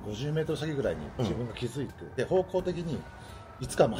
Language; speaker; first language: Japanese; native; Japanese